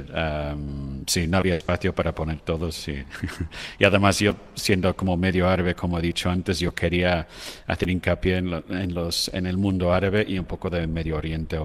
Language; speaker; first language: Spanish; non-native, fluent; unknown